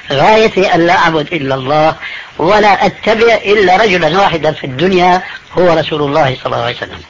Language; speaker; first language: Arabic; early bilingual, other home language; Albanian